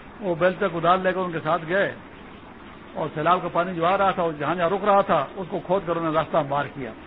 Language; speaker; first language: Urdu; non-native, local second language; Pashto